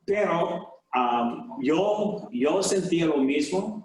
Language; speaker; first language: Spanish; non-native, fluent; English